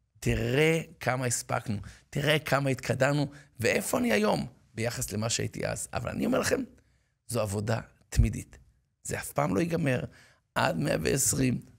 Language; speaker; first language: Hebrew; native; Hebrew